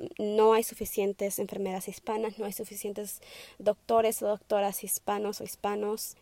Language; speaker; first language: Spanish; early bilingual, heritage; Spanish